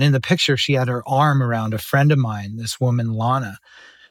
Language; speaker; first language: English; native; English